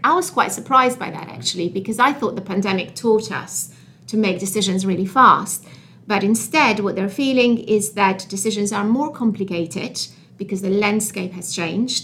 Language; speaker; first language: English; non-native, fluent; Albanian